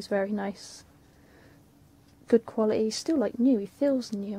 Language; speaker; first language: English; native; English